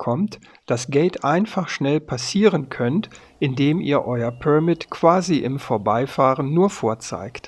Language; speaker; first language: German; native; German